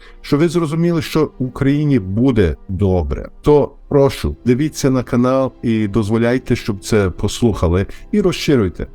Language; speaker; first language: Ukrainian; early bilingual, heritage; Ukrainian